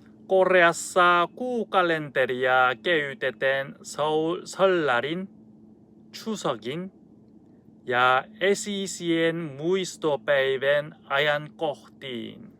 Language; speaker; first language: Finnish; non-native, learner; Korean